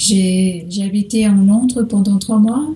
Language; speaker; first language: French; non-native, learner; Portuguese